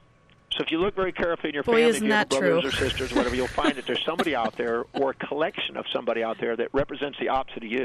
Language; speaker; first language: English; native; English